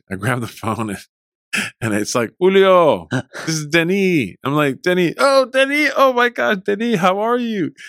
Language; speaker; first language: English; early bilingual, other home language; Spanish